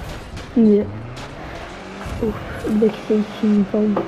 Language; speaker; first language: Dutch; non-native, local second language; French